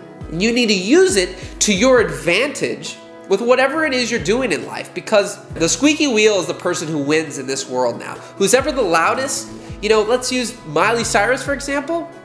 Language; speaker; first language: English; native; English